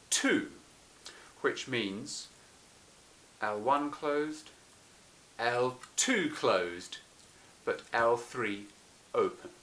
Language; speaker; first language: English; native; English